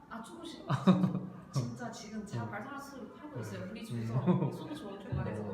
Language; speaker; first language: Korean; non-native, learner; Chinese